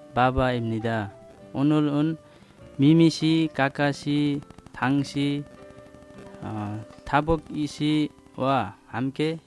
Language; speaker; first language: Korean; non-native, learner; Nepali